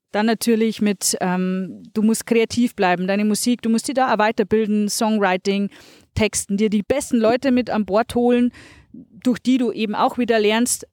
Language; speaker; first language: German; native; German